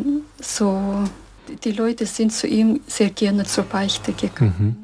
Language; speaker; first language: German; early bilingual, heritage; German